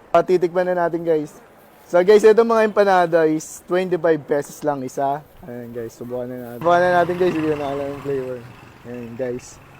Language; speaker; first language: Filipino; native; Filipino